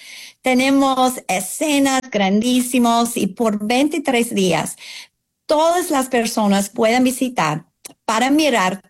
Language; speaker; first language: Spanish; non-native, fluent; English